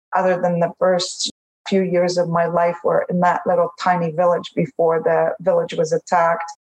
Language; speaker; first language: English; non-native, fluent; Arabic